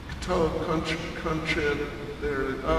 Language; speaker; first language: Russian; non-native, learner; English